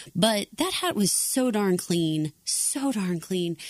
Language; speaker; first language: English; native; English